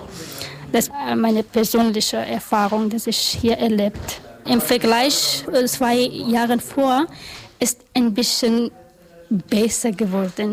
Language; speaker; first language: German; non-native, learner; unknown